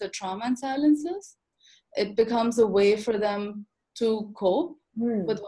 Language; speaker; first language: English; non-native, local second language; Urdu